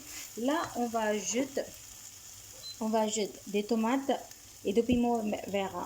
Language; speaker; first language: French; non-native, fluent; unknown